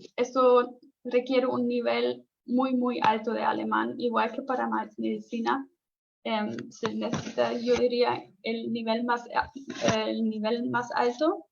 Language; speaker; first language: Spanish; non-native, fluent; German